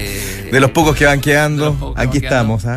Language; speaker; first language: Spanish; native; Spanish